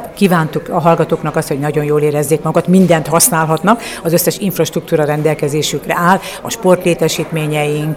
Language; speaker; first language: Hungarian; native; Hungarian